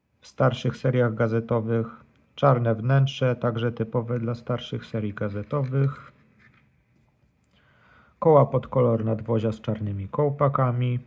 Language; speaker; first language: Polish; native; Polish